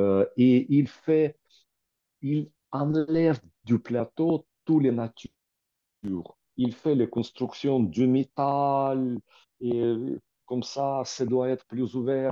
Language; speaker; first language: French; non-native, fluent; Russian